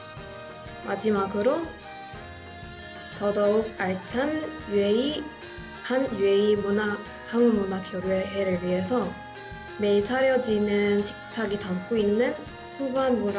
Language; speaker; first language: Korean; non-native, fluent; Arabic